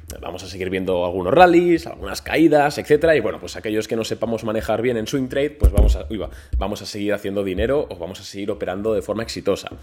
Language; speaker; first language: Spanish; native; Spanish